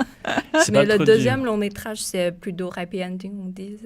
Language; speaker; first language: French; non-native, fluent; Chinese